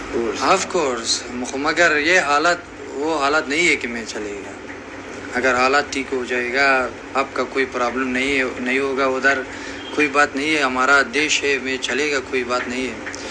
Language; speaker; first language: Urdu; non-native, learner; Persian